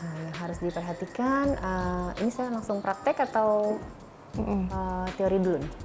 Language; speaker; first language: Indonesian; native; Indonesian